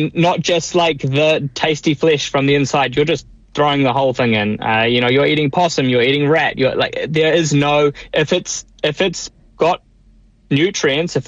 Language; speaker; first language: English; native; English